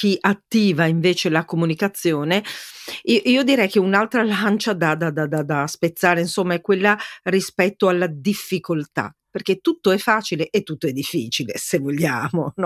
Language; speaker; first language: Italian; native; Italian